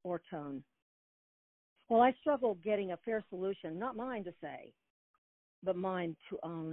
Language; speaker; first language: English; native; English